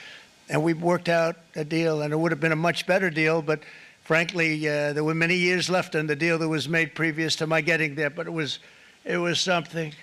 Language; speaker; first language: English; native; English